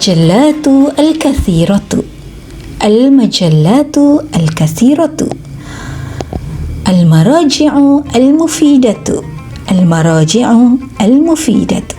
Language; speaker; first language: Arabic; non-native, fluent; Malay